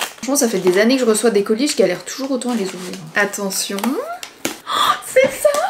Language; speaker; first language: French; early bilingual, other home language; Vietnamese